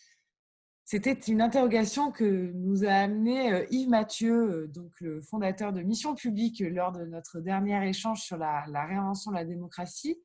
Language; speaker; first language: French; native; French